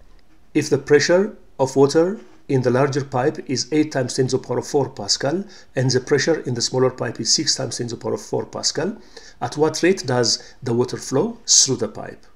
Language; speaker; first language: English; non-native, local second language; Amharic